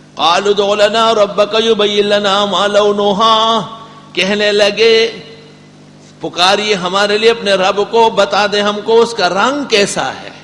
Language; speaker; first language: Urdu; non-native, local second language; Pashto